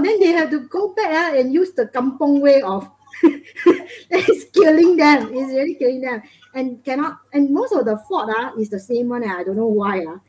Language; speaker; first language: English; non-native, local second language; Chinese